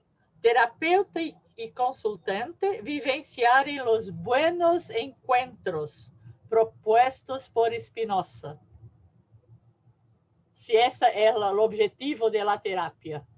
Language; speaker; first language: Spanish; non-native, learner; Portuguese